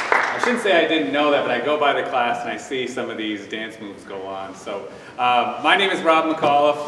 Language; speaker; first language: English; native; English